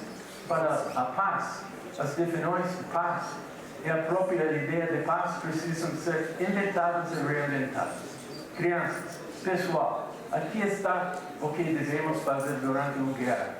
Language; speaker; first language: Portuguese; non-native, fluent; English